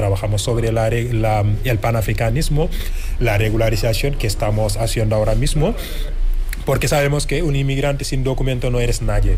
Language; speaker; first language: Spanish; non-native, fluent; Wolof